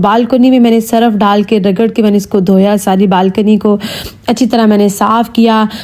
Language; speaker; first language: Urdu; native; Urdu